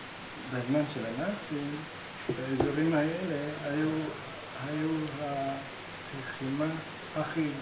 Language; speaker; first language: Hebrew; non-native, learner; English